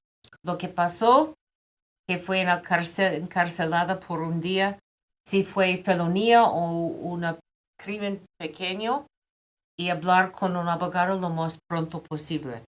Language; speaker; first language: Spanish; non-native, fluent; English